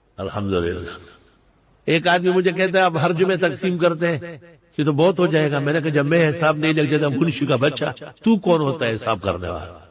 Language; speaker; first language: Urdu; non-native, local second language; Pashto